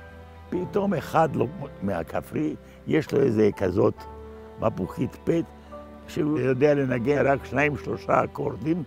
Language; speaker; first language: Hebrew; non-native, fluent; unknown